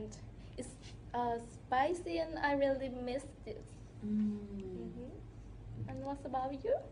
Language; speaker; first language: English; non-native, learner; Thai